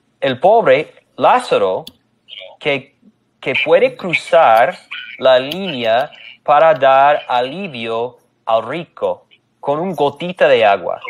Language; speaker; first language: Spanish; non-native, fluent; English